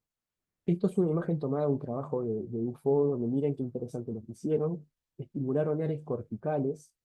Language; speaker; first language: Spanish; native; Spanish